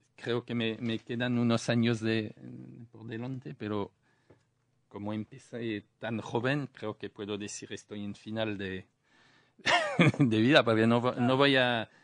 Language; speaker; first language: Spanish; non-native, fluent; French